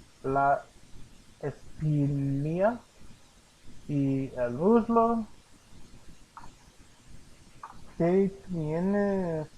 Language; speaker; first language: Spanish; non-native, learner; English